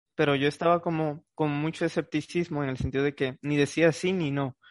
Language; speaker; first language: Spanish; native; Spanish